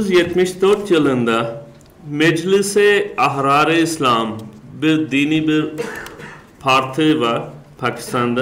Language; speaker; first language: Turkish; non-native, learner; Urdu